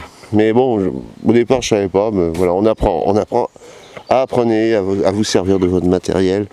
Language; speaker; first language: French; native; French